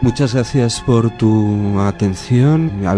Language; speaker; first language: Spanish; native; Spanish